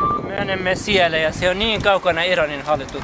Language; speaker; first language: Finnish; non-native, learner; Kurdish